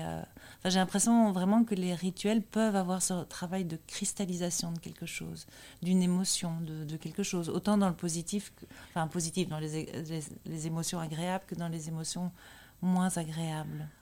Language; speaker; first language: French; native; French